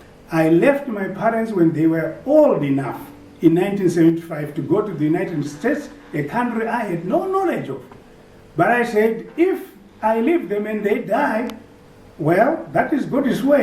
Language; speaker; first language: English; non-native, local second language; Shona